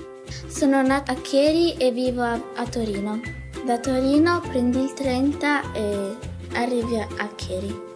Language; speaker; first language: Italian; early bilingual, other home language; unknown